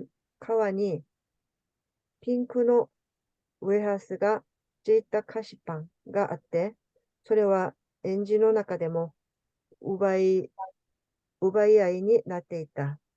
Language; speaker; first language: Japanese; non-native, learner; Korean